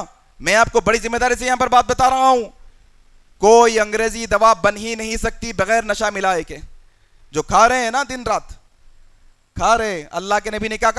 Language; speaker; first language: Urdu; native; Urdu